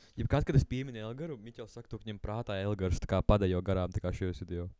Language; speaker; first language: Latvian; native; Latvian